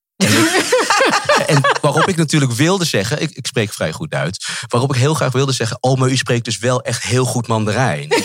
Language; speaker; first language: Dutch; native; Dutch